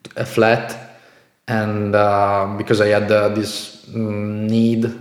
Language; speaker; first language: English; non-native, fluent; Italian